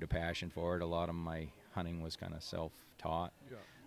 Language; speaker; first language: English; native; English